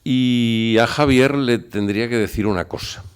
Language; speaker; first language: Spanish; native; Spanish